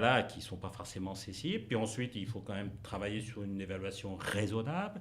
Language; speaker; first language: French; native; French